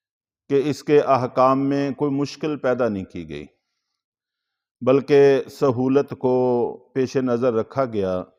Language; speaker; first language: Urdu; native; Urdu